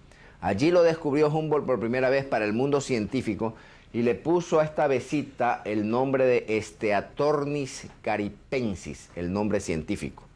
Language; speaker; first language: Spanish; native; Spanish